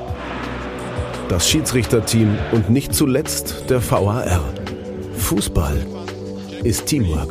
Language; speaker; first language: German; native; German